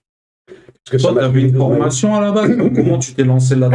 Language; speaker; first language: French; native; French